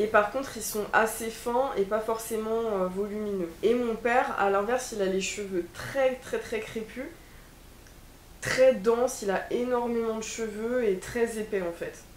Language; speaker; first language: French; native; French